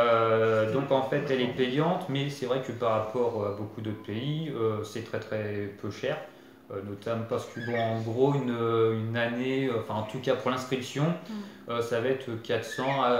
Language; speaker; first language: French; native; French